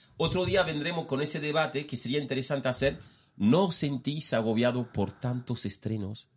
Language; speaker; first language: Spanish; non-native, fluent; French